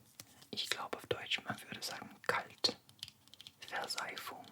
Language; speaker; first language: German; non-native, fluent; French